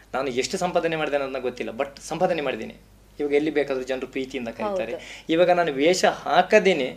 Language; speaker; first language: Kannada; non-native, local second language; Tulu